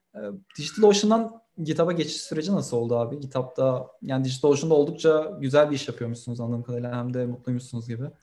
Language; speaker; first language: Turkish; native; Turkish